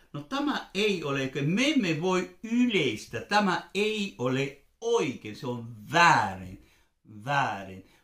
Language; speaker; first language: Finnish; non-native, fluent; Spanish